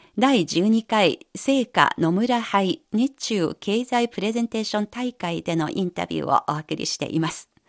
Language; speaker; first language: Japanese; non-native, fluent; Chinese